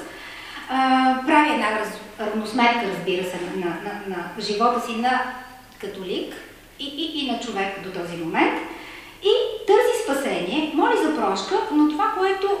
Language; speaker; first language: Bulgarian; native; Bulgarian